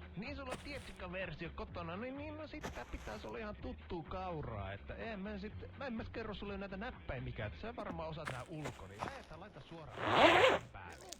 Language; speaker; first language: Finnish; native; Finnish